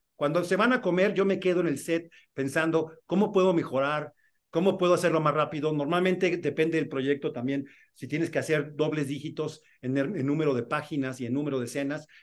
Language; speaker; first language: Spanish; native; Spanish